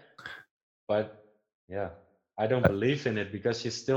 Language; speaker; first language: English; non-native, fluent; Dutch